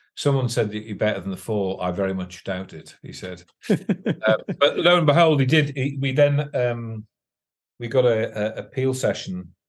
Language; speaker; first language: English; native; English